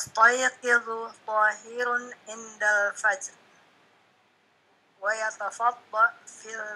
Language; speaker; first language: Arabic; non-native, learner; Indonesian